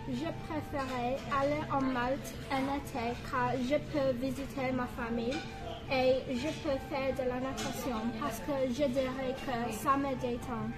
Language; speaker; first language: French; non-native, learner; English